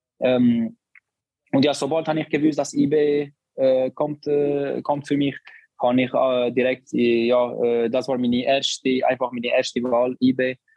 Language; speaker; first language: German; non-native, learner; Albanian